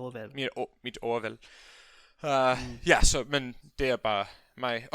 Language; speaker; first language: Danish; non-native, learner; English